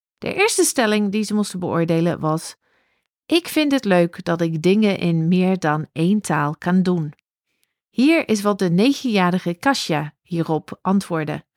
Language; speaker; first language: Dutch; non-native, fluent; English